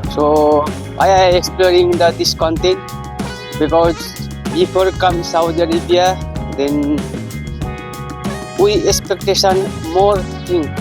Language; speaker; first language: English; non-native, learner; Nepali